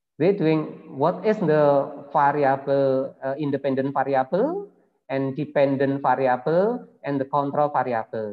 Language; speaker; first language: English; non-native, learner; Indonesian